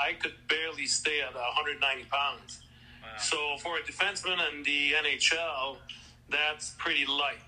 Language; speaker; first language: English; non-native, fluent; French